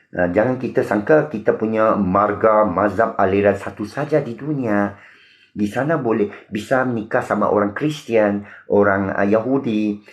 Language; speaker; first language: Malay; non-native, local second language; Min Nan Chinese